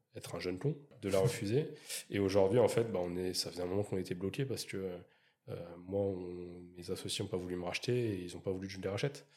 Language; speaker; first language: French; native; French